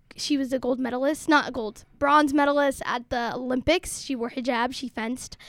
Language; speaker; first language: English; early bilingual, other home language; Somali